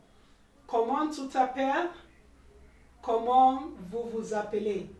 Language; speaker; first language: French; non-native, learner; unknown